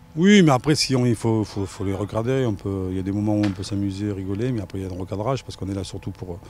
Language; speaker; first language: French; native; French